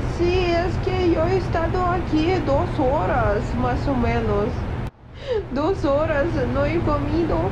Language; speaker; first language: Spanish; non-native, fluent; Ukrainian